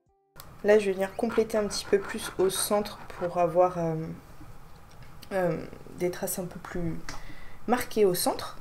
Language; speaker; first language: French; native; French